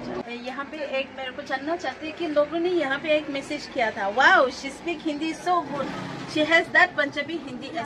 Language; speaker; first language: Hindi; non-native, local second language; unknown